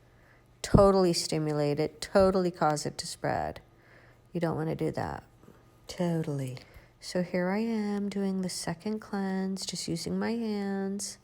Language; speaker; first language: English; native; English